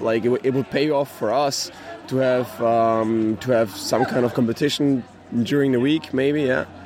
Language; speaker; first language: English; non-native, fluent; German